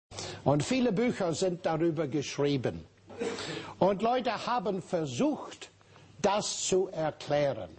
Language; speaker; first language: German; non-native, fluent; English